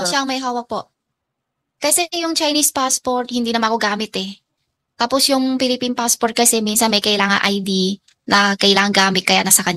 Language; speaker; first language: Filipino; non-native, learner; Chinese